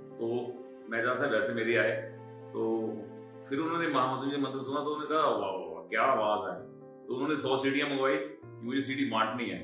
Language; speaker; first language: Hindi; non-native, local second language; Punjabi